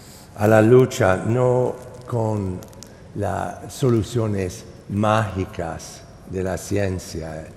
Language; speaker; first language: Spanish; non-native, fluent; English